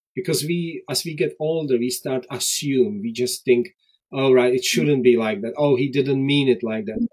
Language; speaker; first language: English; non-native, fluent; Czech